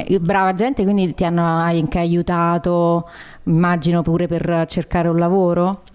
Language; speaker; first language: Italian; native; Italian